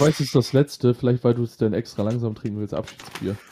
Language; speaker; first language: German; native; German